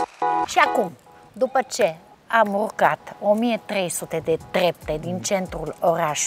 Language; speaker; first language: Romanian; non-native, fluent; Bulgarian